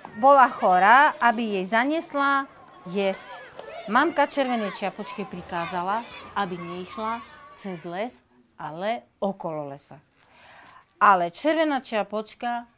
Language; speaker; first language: Slovak; non-native, local second language; Romany